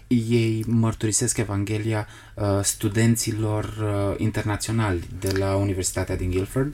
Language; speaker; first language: Romanian; native; Romanian